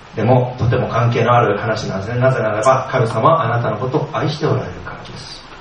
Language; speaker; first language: Japanese; native; Japanese